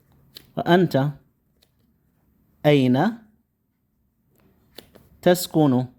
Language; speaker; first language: Arabic; non-native, fluent; Indonesian